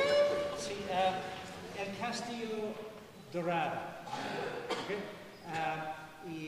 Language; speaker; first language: Spanish; non-native, learner; English